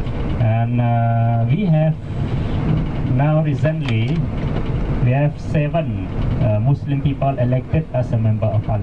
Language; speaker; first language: English; non-native, local second language; Khmer